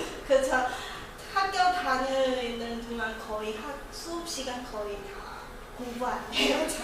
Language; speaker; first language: Korean; non-native, learner; Chinese